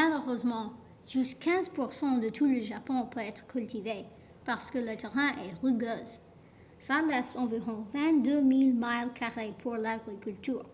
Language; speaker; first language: French; non-native, learner; English